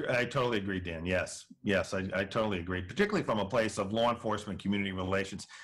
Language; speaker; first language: English; native; English